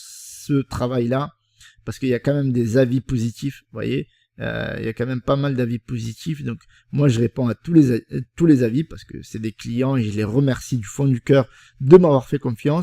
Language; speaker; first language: French; native; French